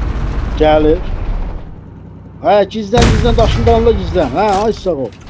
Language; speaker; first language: Turkish; native; Turkish